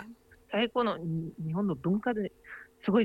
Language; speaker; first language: Japanese; non-native, fluent; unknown